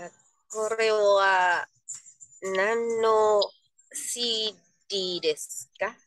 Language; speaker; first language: Japanese; non-native, learner; Indonesian